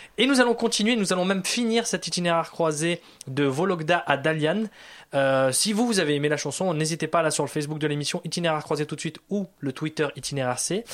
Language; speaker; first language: French; native; French